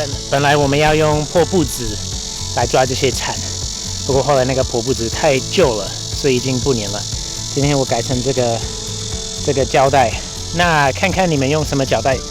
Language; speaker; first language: Chinese; non-native, fluent; English